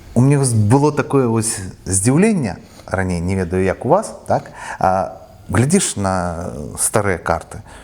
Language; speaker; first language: Belarusian; non-native, local second language; Russian